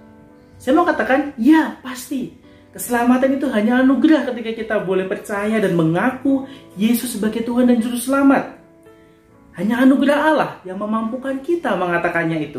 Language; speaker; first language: Indonesian; native; Indonesian